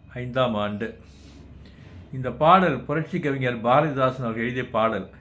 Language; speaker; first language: Tamil; native; Tamil